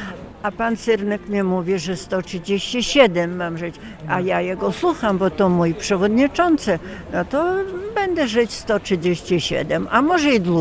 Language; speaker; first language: Polish; non-native, local second language; Ukrainian